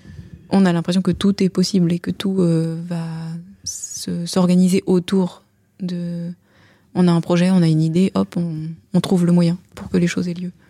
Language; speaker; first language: French; native; French